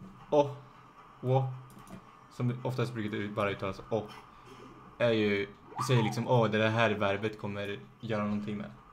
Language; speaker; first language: Swedish; native; Swedish